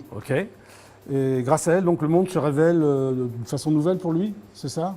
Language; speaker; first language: French; native; French